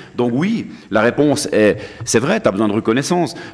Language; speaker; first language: French; native; French